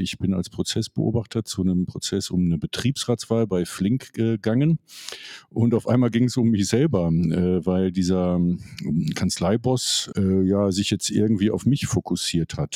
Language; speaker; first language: German; native; German